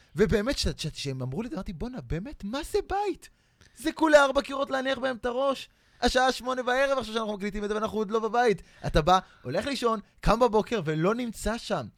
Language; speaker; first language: Hebrew; native; Hebrew